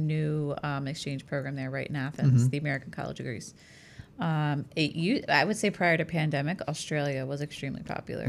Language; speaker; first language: English; native; English